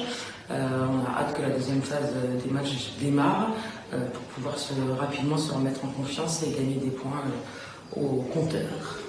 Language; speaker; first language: French; native; French